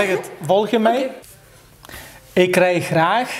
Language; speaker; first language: Dutch; early bilingual, other home language; Turkish